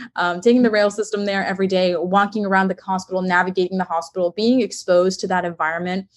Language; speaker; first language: English; native; English